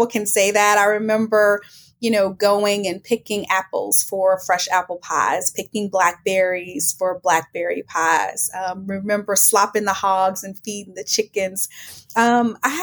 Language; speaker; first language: English; native; English